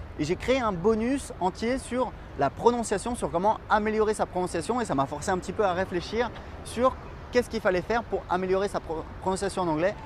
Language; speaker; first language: French; native; French